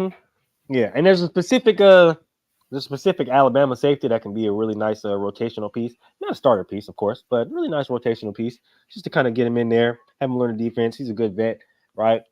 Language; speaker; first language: English; native; English